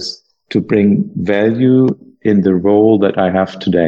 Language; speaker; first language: English; non-native, fluent; German